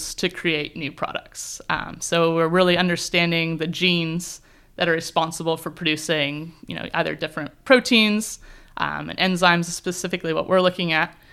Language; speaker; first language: English; native; English